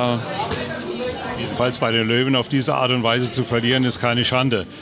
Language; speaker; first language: German; native; German